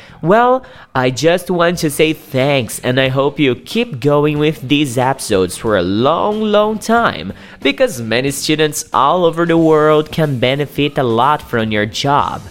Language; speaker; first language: English; non-native, fluent; Portuguese